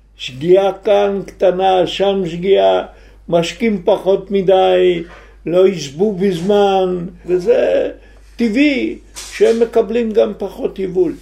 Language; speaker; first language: Hebrew; non-native, fluent; Italian